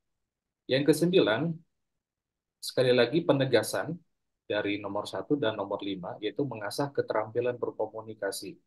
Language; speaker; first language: Indonesian; native; Indonesian